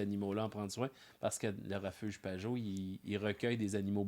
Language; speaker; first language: French; native; French